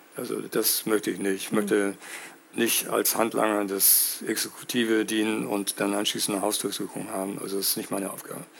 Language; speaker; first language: German; native; German